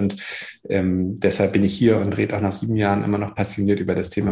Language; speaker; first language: German; native; German